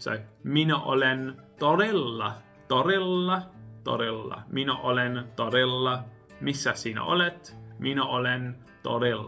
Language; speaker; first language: Finnish; non-native, learner; English